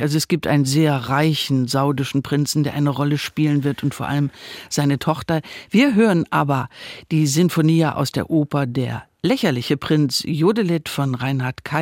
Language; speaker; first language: German; native; German